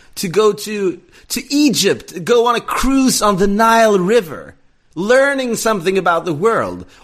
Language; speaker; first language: English; non-native, fluent; Swedish